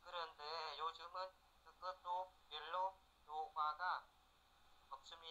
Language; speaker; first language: Korean; non-native, learner; Vietnamese